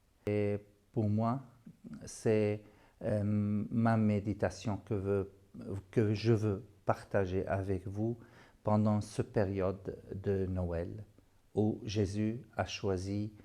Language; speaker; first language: French; non-native, fluent; Arabic